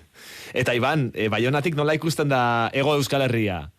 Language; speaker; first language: Basque; native; Basque